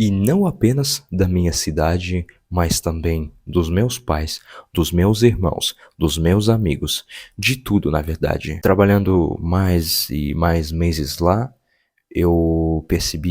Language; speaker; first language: Portuguese; non-native, fluent; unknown